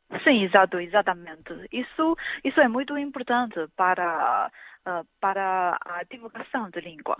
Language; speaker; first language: Portuguese; non-native, fluent; Chinese